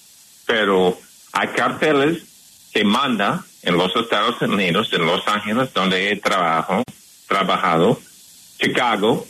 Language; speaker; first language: Spanish; non-native, fluent; English